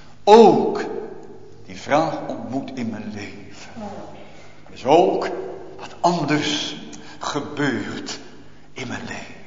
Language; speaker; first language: Dutch; native; Dutch